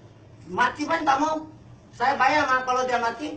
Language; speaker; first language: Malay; non-native, learner; Nepali